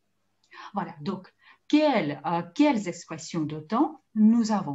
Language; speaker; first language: French; non-native, fluent; Russian